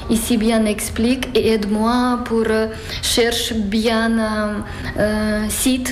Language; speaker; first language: French; non-native, learner; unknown